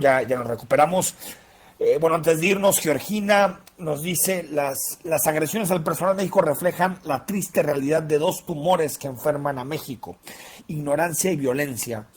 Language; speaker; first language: Spanish; native; Spanish